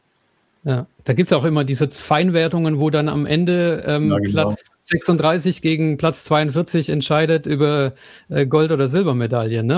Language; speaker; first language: German; native; German